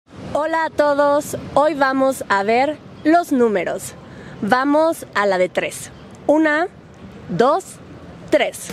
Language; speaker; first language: Spanish; native; Spanish